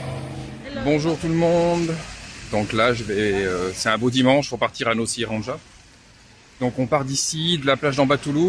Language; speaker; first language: French; native; French